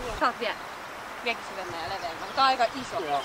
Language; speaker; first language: Finnish; native; Finnish